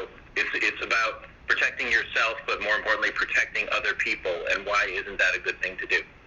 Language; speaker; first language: English; native; English